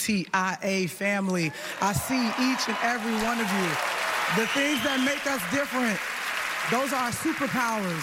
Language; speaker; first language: English; native; English